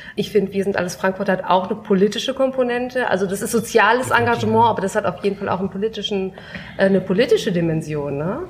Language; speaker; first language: German; native; German